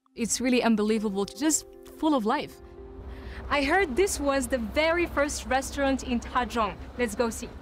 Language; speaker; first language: English; non-native, fluent; Arabic